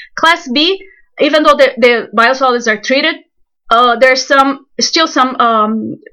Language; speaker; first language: English; non-native, fluent; Portuguese